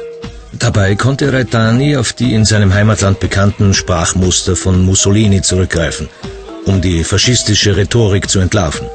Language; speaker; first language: German; native; German